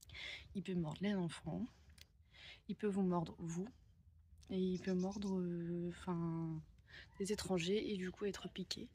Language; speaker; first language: French; native; French